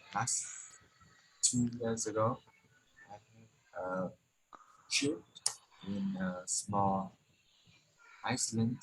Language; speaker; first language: English; non-native, learner; Vietnamese